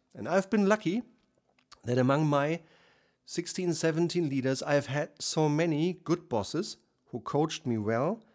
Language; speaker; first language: English; non-native, fluent; German